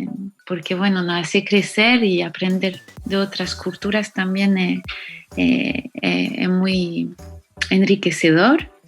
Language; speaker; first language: Spanish; non-native, fluent; French